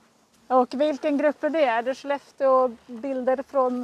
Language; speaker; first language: Swedish; native; Swedish